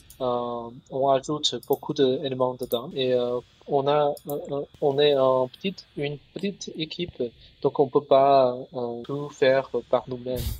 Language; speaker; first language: French; non-native, learner; Chinese